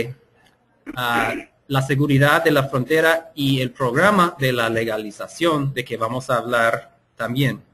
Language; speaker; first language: Spanish; non-native, fluent; English